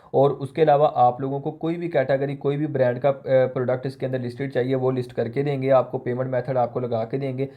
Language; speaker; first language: Urdu; non-native, local second language; Punjabi